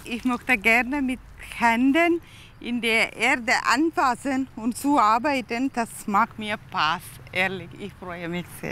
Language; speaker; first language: German; non-native, learner; Tamil